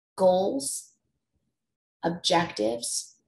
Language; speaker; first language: English; native; English